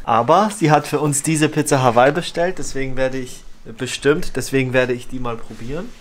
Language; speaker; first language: German; native; German